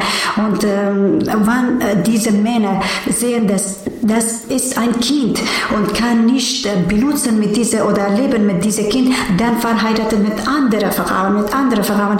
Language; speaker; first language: German; non-native, learner; Persian